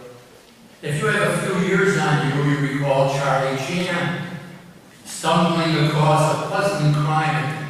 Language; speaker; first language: English; native; English